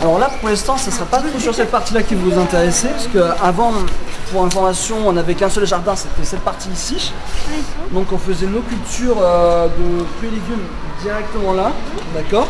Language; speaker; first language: French; native; French